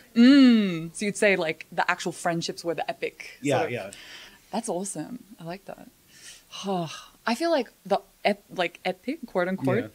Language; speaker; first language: English; native; English